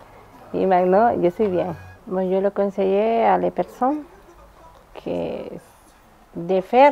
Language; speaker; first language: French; non-native, learner; Spanish